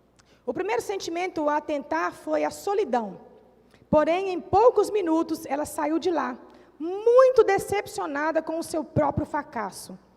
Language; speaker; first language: Portuguese; native; Portuguese